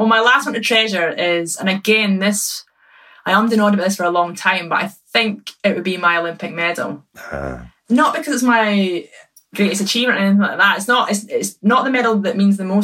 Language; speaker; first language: English; native; English